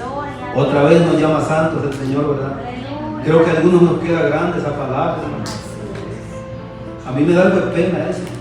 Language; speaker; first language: Spanish; native; Spanish